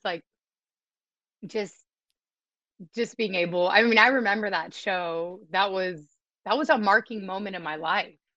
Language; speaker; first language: English; early bilingual, other home language; Spanish